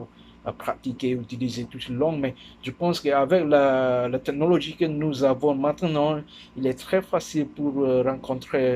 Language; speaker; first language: French; non-native, learner; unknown